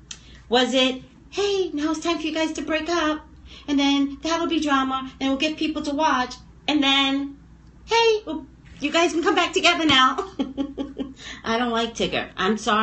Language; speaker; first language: English; native; English